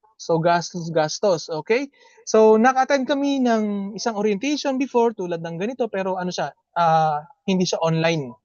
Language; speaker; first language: Filipino; native; Filipino